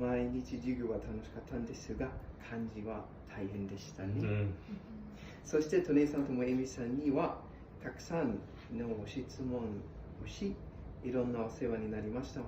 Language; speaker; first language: Japanese; non-native, learner; German